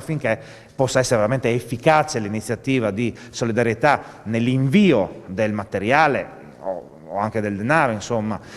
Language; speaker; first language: Italian; native; Italian